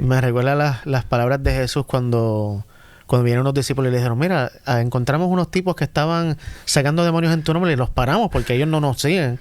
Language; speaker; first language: Spanish; native; Spanish